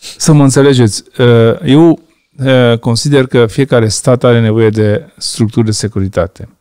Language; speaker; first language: Romanian; non-native, local second language; Hungarian